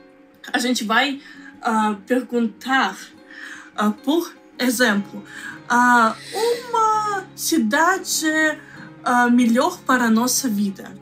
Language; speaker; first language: Portuguese; non-native, learner; Russian